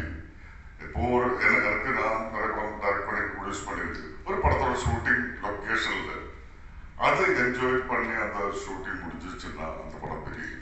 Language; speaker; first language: Tamil; non-native, learner; Malayalam